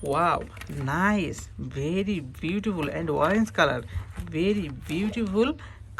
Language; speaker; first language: English; non-native, learner; Hindi